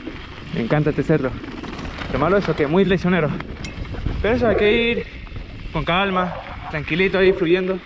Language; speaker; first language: Spanish; native; Spanish